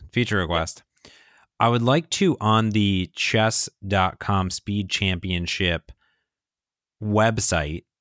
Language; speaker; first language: English; native; English